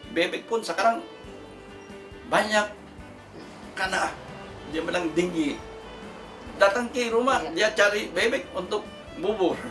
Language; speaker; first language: Indonesian; non-native, fluent; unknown